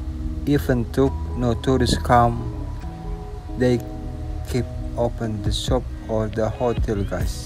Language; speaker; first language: English; non-native, learner; Indonesian